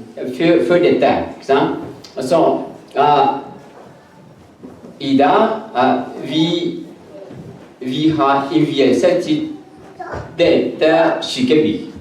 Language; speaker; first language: Norwegian; non-native, learner; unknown